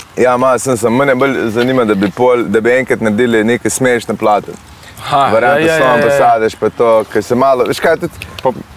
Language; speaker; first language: Slovenian; native; Slovenian